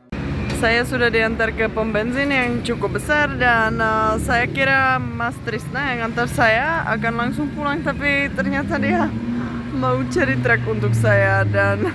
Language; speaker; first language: Indonesian; non-native, fluent; Czech